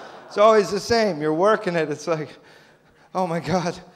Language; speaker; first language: English; native; English